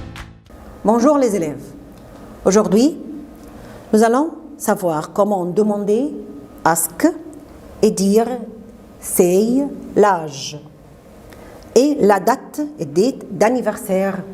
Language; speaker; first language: French; non-native, fluent; Arabic